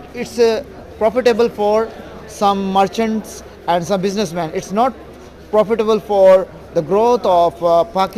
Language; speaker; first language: English; non-native, local second language; Urdu